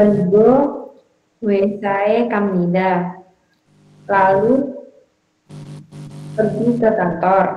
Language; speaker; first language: Korean; non-native, learner; Indonesian